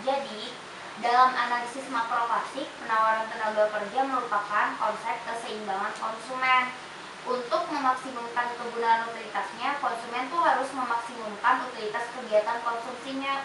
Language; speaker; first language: Indonesian; native; Indonesian